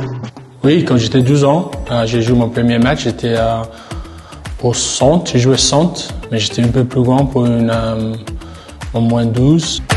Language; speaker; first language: French; non-native, learner; English